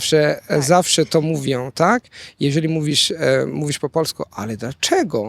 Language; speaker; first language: Polish; non-native, fluent; Italian